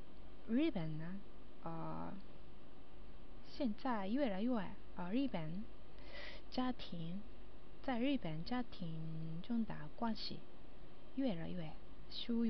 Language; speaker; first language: Chinese; non-native, learner; Japanese